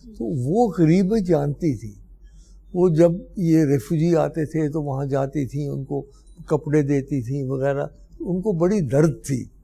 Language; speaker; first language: Hindi; non-native, local second language; Dogri